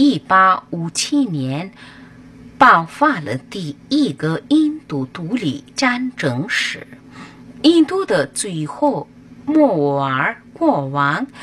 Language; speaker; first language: Chinese; non-native, learner; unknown